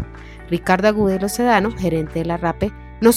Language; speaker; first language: Spanish; native; Spanish